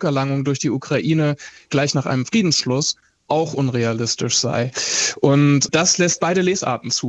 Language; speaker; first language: German; native; German